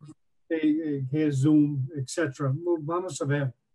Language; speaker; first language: Spanish; non-native, learner; English